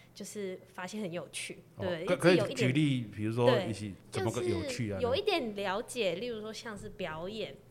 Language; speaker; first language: Chinese; non-native, local second language; Cantonese